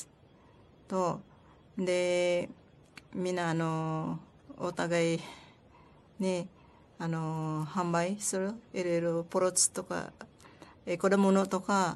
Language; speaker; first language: Japanese; non-native, learner; Filipino